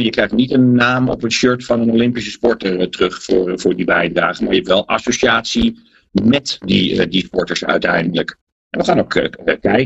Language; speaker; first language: Dutch; native; Dutch